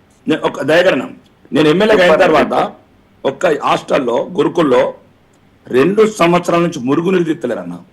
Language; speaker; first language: Telugu; native; Telugu